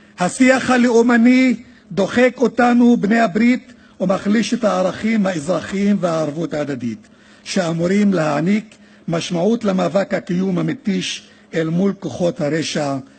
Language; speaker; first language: Hebrew; non-native, local second language; Arabic